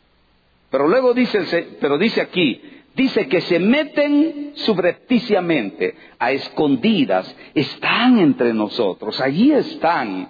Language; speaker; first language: Spanish; native; Spanish